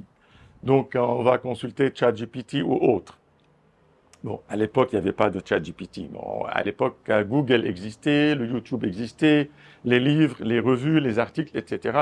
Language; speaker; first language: French; non-native, local second language; Arabic